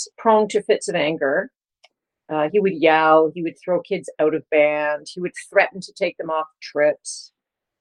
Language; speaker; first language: English; native; English